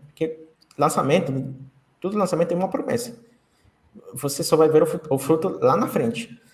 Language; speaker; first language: Portuguese; non-native, fluent; Spanish